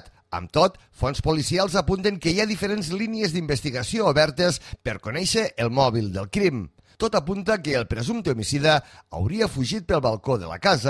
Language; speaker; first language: Catalan; native; Catalan